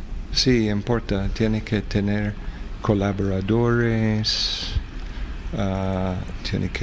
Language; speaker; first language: Spanish; non-native, fluent; English